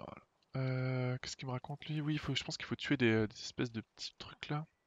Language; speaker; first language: French; native; French